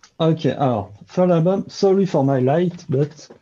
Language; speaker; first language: English; non-native, learner; French